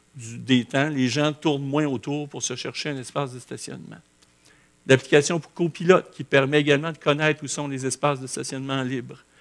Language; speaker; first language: French; native; French